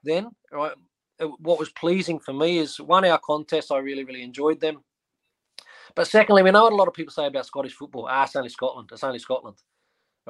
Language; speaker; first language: English; native; English